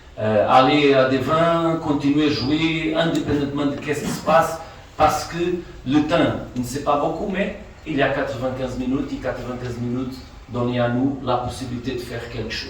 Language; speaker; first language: French; non-native, fluent; Portuguese